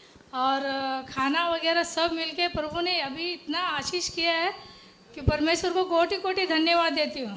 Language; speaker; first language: Hindi; non-native, local second language; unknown